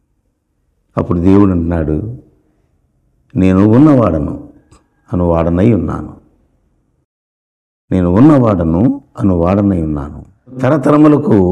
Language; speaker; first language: Telugu; native; Telugu